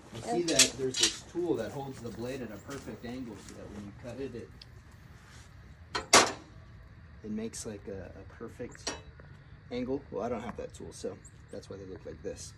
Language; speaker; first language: English; native; English